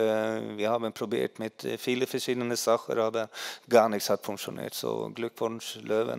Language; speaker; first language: German; non-native, fluent; Swedish